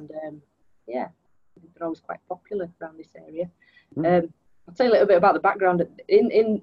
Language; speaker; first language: English; native; English